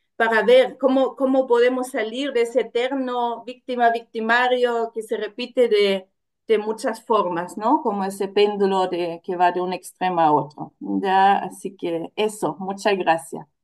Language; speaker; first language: Spanish; non-native, fluent; German